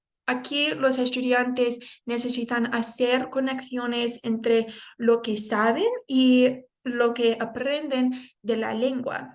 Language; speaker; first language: Spanish; non-native, fluent; English